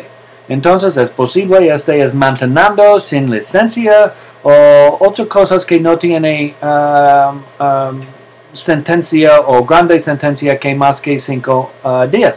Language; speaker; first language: Spanish; non-native, learner; English